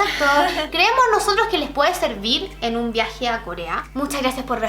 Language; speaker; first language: Spanish; native; Spanish